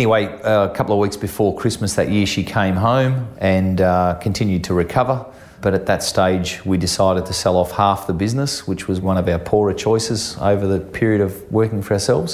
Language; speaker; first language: English; native; English